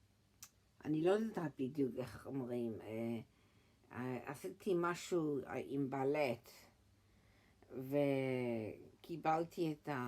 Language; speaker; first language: Hebrew; early bilingual, heritage; English